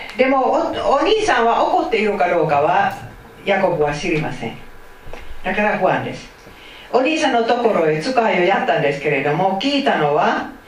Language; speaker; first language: Japanese; non-native, fluent; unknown